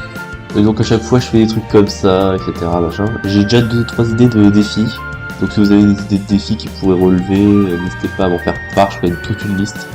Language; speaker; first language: French; native; French